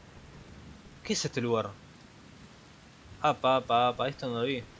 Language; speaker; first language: Spanish; native; Spanish